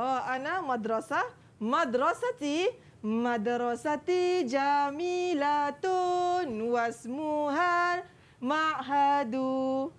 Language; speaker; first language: Arabic; non-native, fluent; Malay